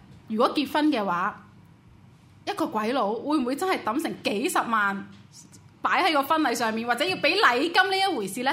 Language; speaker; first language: Cantonese; native; Cantonese